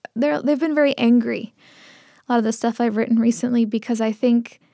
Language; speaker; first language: English; early bilingual, other home language; Tamil